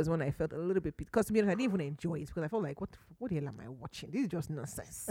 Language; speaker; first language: English; non-native, local second language; Yoruba